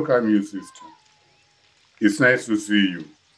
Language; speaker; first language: English; non-native, local second language; Shona